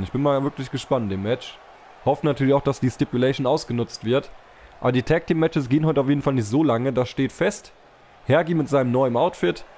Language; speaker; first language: German; native; German